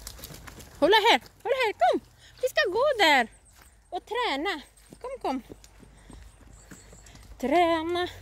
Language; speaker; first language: Swedish; non-native, learner; Filipino